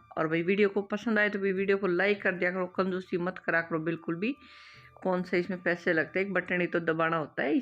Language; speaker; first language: Hindi; native; Hindi